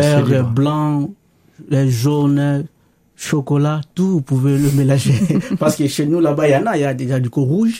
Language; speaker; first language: French; non-native, local second language; Lingala